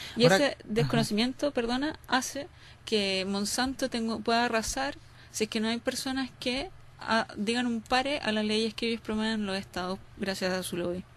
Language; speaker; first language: Spanish; native; Spanish